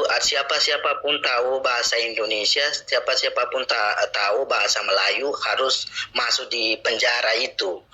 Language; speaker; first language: Indonesian; non-native, learner; Rohingya